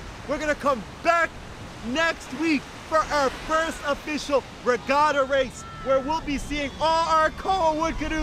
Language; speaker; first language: English; native; English